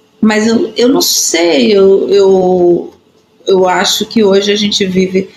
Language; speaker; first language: Portuguese; native; Portuguese